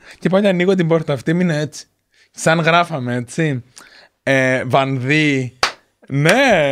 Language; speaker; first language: Greek; native; Greek